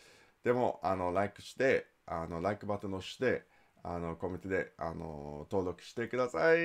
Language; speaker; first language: Japanese; non-native, learner; English